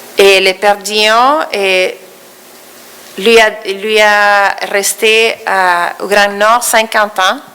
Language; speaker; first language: French; non-native, fluent; Spanish